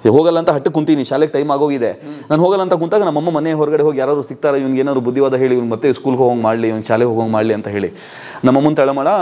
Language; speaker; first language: Kannada; non-native, local second language; Urdu